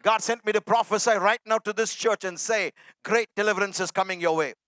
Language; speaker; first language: English; non-native, local second language; Tamil